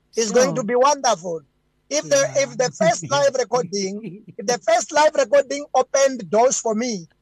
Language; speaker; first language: English; non-native, local second language; Venda